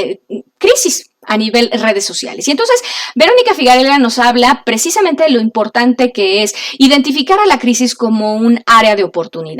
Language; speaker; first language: Spanish; native; Spanish